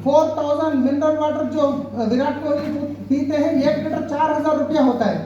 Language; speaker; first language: Hindi; non-native, local second language; Telugu